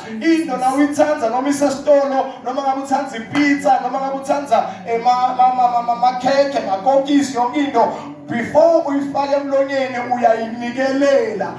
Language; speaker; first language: Zulu; non-native, local second language; Swati